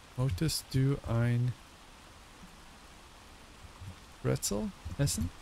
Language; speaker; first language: German; non-native, learner; English